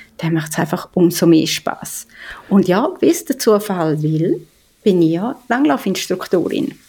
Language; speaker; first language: German; native; German